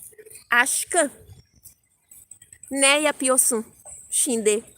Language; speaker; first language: Turkish; non-native, learner; Portuguese